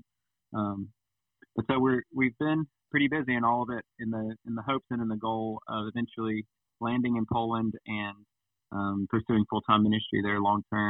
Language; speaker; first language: English; native; English